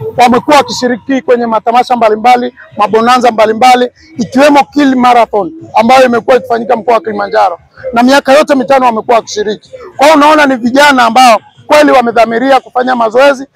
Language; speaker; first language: Swahili; native; Swahili